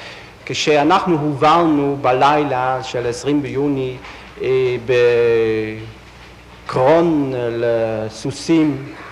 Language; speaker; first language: Hebrew; non-native, fluent; Dutch